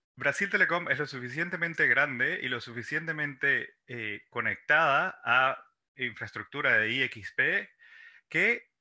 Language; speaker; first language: Spanish; native; Spanish